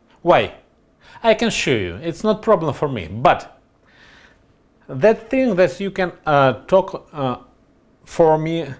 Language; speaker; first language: English; non-native, learner; Russian